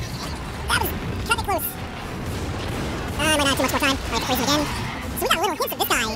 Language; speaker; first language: English; native; English